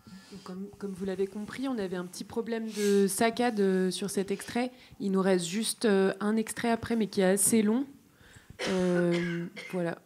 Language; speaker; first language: French; native; French